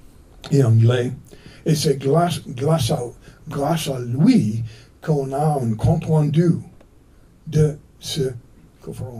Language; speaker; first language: French; non-native, fluent; English